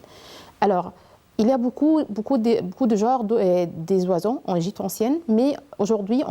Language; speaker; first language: French; non-native, learner; Arabic